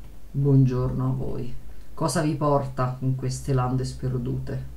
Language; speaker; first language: Italian; native; Italian